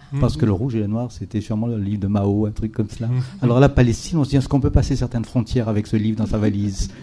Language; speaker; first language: French; native; French